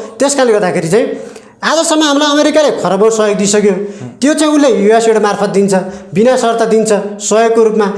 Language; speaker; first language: Nepali; native; Nepali